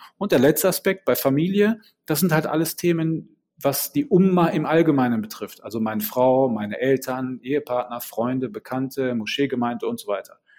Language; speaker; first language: German; early bilingual, other home language; Bosnian